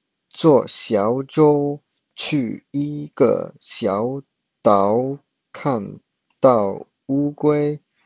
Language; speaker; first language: Chinese; early bilingual, heritage; Chinese